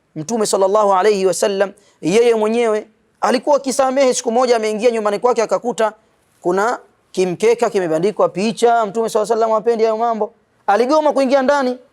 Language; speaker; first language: Swahili; native; Swahili